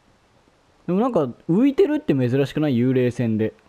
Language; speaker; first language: Japanese; native; Japanese